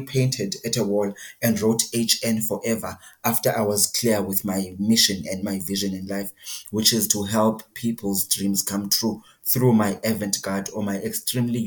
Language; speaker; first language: English; non-native, local second language; Xhosa